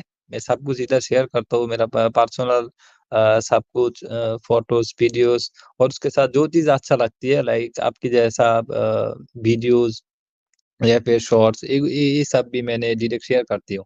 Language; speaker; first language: Hindi; non-native, learner; Bangla